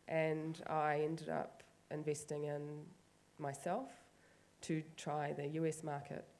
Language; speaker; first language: English; native; English